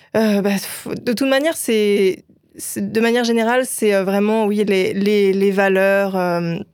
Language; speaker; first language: French; native; French